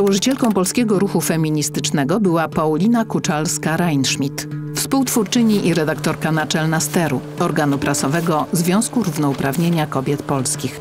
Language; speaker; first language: Polish; native; Polish